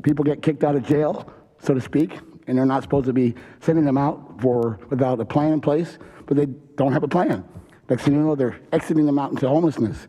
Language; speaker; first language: English; native; English